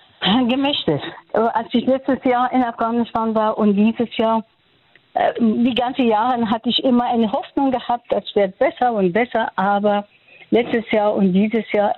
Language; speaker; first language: German; non-native, fluent; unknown